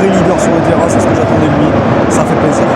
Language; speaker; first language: French; native; French